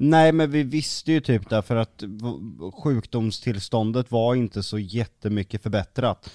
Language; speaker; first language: Swedish; native; Swedish